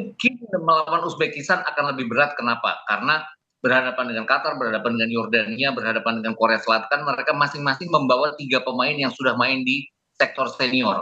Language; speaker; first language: Indonesian; native; Indonesian